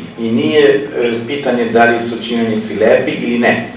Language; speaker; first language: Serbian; non-native, fluent; German